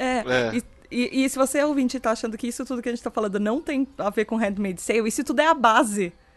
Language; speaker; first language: Portuguese; native; Portuguese